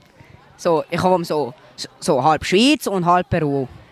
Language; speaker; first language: German; early bilingual, other home language; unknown